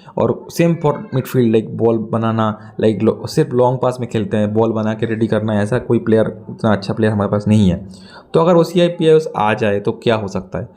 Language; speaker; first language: Hindi; native; Hindi